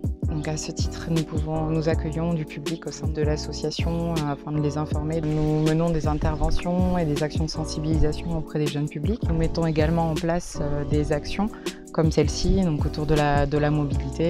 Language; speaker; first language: French; native; French